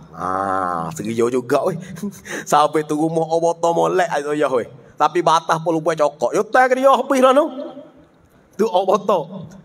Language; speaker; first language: Malay; native; Malay